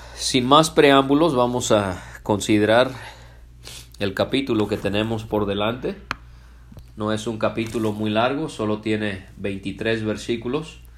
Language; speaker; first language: Spanish; early bilingual, other home language; English